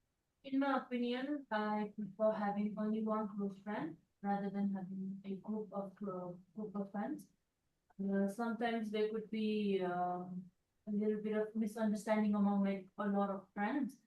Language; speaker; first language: English; non-native, fluent; Nepali